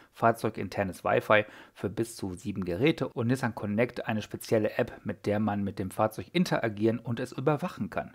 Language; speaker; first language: German; native; German